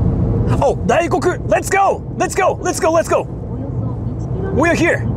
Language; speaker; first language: English; native; English